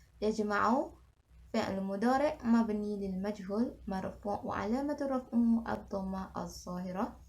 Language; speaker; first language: Arabic; non-native, learner; Malay